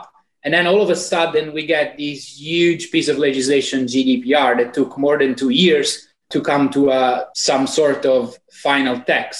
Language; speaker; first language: English; non-native, fluent; Italian